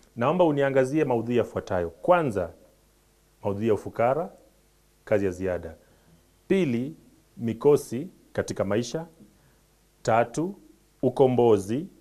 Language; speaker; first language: Swahili; native; Swahili